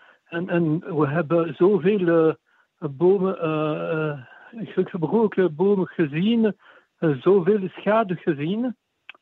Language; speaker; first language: Dutch; non-native, fluent; French